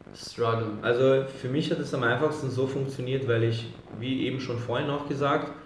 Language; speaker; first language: German; early bilingual, other home language; Serbian